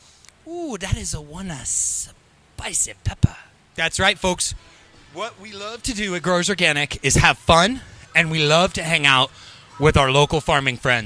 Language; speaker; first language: English; native; English